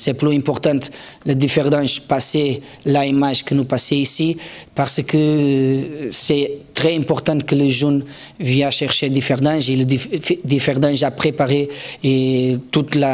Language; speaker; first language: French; non-native, learner; Portuguese